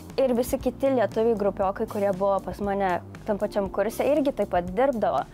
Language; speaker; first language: Lithuanian; native; Lithuanian